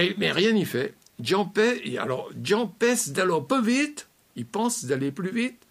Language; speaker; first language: French; native; French